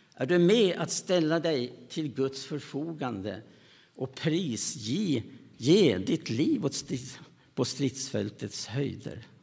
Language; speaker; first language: Swedish; native; Swedish